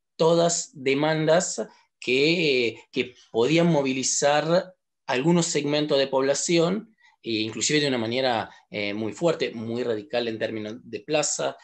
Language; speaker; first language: Spanish; non-native, fluent; Italian